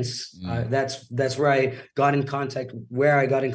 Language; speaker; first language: English; non-native, fluent; Portuguese